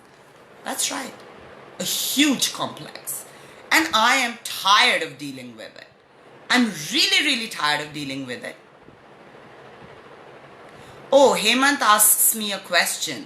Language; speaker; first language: English; non-native, local second language; Hindi